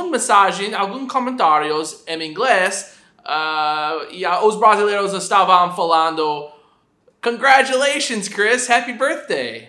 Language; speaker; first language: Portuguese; non-native, fluent; English